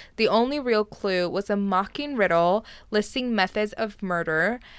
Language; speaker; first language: English; early bilingual, other home language; Spanish